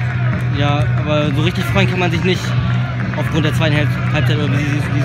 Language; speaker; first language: German; native; German